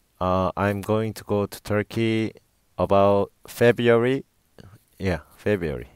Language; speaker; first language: English; non-native, learner; Korean